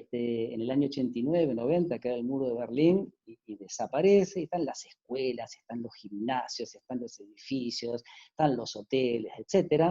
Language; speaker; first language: Spanish; native; Spanish